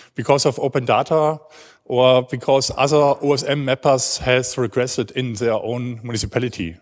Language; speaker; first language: English; non-native, learner; German